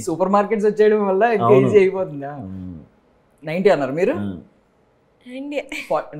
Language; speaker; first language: Telugu; native; Telugu